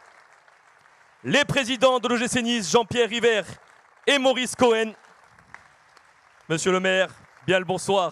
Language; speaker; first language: French; native; French